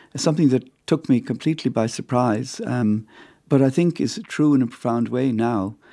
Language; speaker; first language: English; native; English